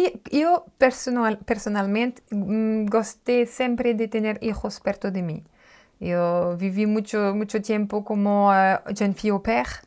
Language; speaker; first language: Spanish; non-native, learner; French